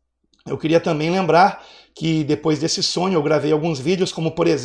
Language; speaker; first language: Portuguese; native; Portuguese